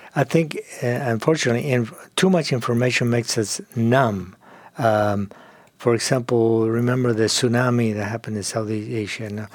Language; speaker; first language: English; non-native, fluent; Spanish